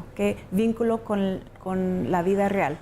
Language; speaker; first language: Spanish; non-native, fluent; English